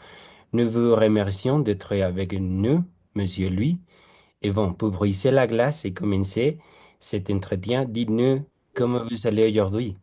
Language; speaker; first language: French; non-native, fluent; Spanish